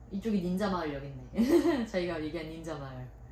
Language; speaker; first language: Korean; native; Korean